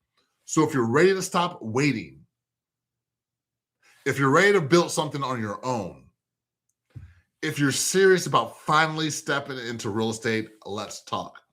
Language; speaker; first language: English; native; English